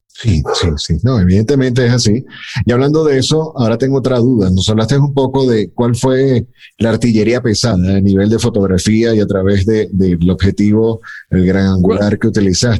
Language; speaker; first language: Spanish; native; Spanish